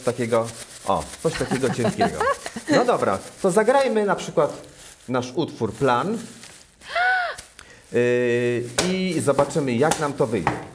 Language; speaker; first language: Polish; native; Polish